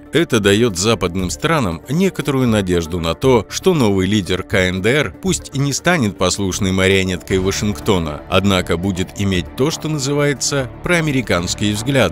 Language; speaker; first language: Russian; native; Russian